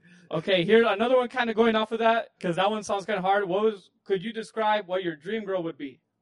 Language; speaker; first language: English; early bilingual, other home language; Spanish